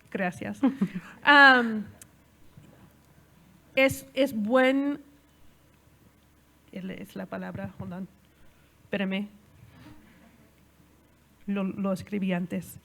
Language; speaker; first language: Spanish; non-native, learner; English